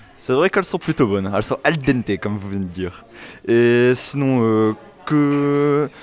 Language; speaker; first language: French; native; French